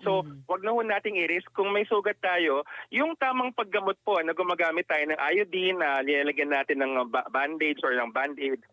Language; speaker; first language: Filipino; non-native, local second language; Iloko